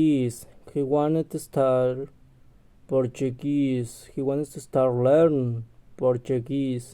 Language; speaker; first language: English; non-native, learner; Spanish